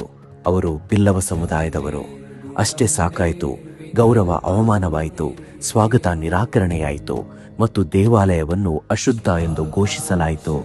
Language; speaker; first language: Kannada; native; Kannada